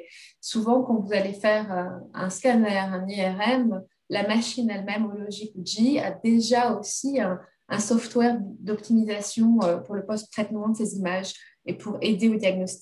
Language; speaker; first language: French; native; French